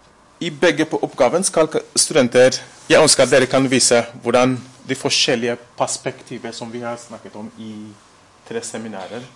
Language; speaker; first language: Norwegian; non-native, fluent; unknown